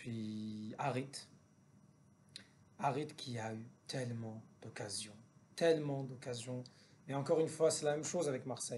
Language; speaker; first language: French; native; French